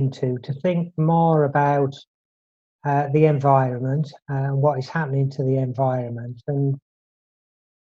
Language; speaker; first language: English; native; English